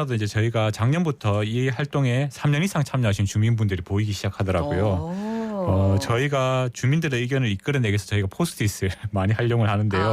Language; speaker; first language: Korean; native; Korean